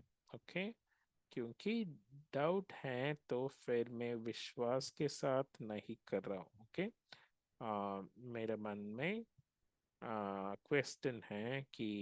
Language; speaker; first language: Hindi; non-native, local second language; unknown